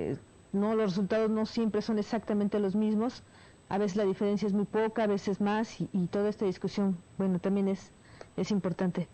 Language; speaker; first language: Spanish; native; Spanish